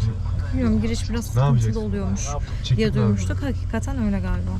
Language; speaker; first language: Turkish; native; Turkish